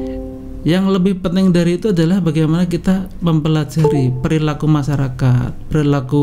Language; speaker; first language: Indonesian; native; Indonesian